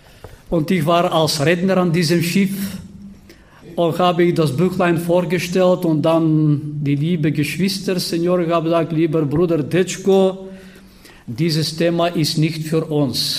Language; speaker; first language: German; non-native, fluent; Bulgarian